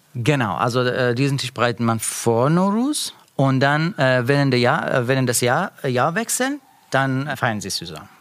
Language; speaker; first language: German; non-native, learner; Persian